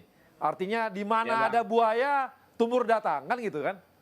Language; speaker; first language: Indonesian; native; Indonesian